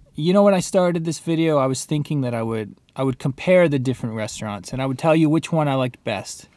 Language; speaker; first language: English; native; English